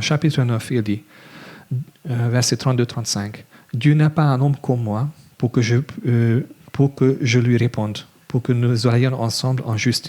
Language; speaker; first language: French; non-native, fluent; English